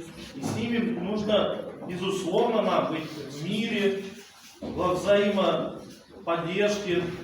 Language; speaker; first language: Russian; native; Russian